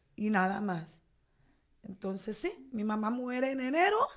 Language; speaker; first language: Spanish; native; Spanish